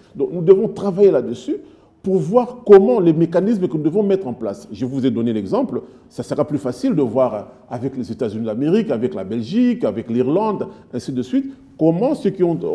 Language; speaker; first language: French; non-native, local second language; Lingala